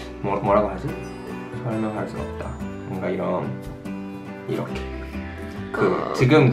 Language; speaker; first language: Korean; non-native, fluent; Japanese